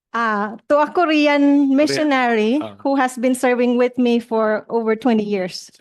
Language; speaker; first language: English; non-native, local second language; Cebuano